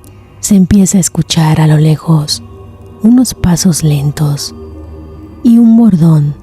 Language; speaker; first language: Spanish; native; Spanish